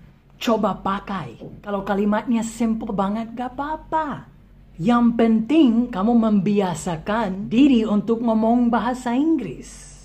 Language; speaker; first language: Indonesian; non-native, fluent; English